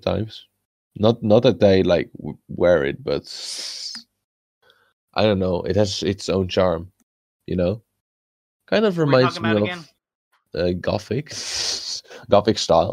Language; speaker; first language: English; non-native, fluent; Dutch